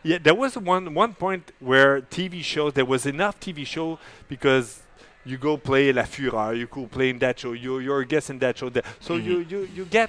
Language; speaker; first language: English; non-native, fluent; French